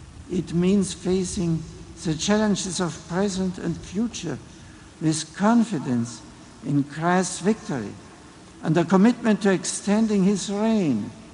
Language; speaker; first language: English; non-native, fluent; German